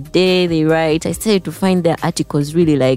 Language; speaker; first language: English; non-native, local second language; Ganda